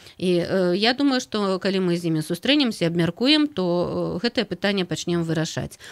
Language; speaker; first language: Belarusian; native; Belarusian